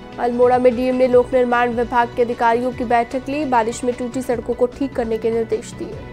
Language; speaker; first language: Hindi; native; Hindi